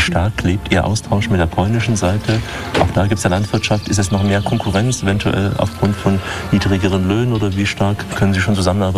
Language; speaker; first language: German; native; German